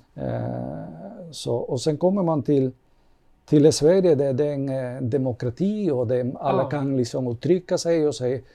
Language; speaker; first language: Swedish; non-native, fluent; Spanish